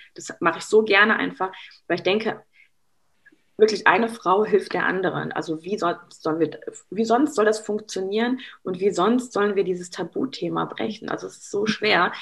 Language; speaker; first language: German; early bilingual, other home language; Arabic